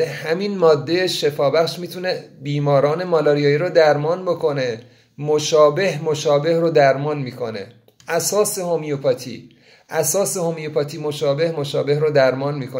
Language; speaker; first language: Persian; native; Persian